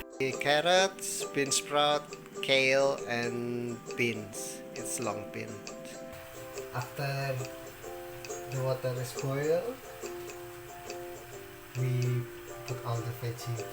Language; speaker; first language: English; non-native, learner; Indonesian